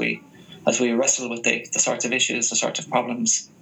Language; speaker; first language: English; native; English